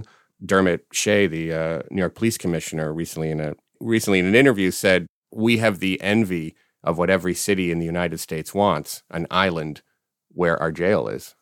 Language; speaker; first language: English; native; English